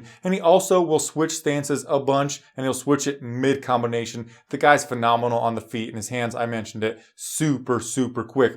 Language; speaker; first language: English; native; English